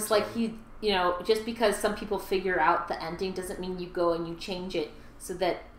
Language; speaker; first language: English; native; English